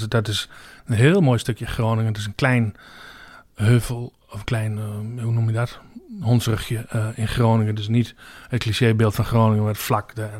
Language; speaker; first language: Dutch; native; Dutch